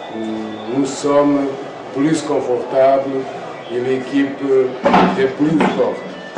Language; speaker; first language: French; non-native, fluent; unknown